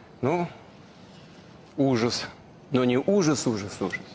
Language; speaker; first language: Russian; native; Russian